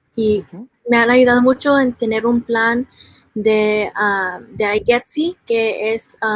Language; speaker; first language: Spanish; early bilingual, heritage; Spanish